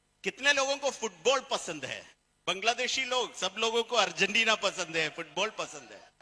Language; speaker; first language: Hindi; non-native, fluent; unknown